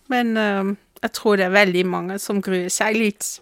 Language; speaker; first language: Norwegian; non-native, fluent; Dutch